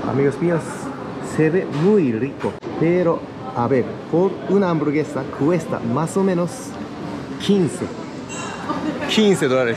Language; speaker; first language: Spanish; non-native, fluent; Japanese